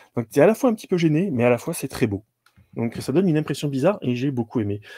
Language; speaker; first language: French; native; French